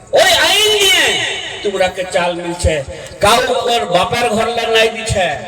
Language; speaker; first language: Bangla; non-native, local second language; Hindi